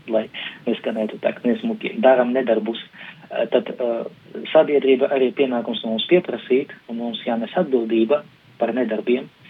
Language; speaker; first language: Latvian; non-native, local second language; Russian